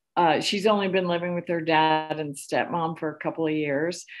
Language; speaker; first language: English; native; English